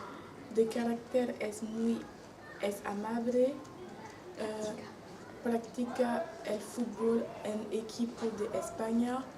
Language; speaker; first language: Spanish; non-native, learner; French